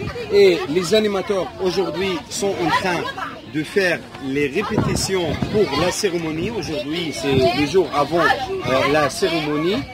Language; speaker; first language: French; non-native, fluent; Arabic